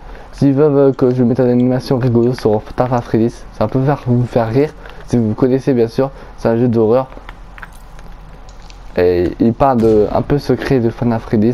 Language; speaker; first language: French; native; French